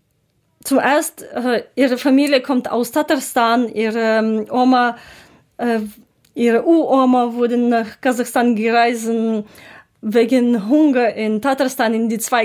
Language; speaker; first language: German; non-native, learner; Ukrainian